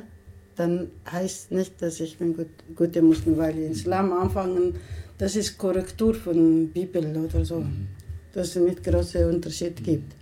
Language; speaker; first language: German; non-native, learner; Somali